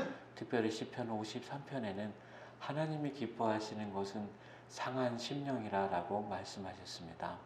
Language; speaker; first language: Korean; native; Korean